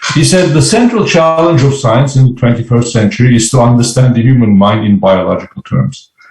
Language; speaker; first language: English; non-native, fluent; Turkish